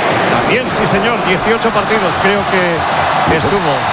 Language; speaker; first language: Spanish; native; Spanish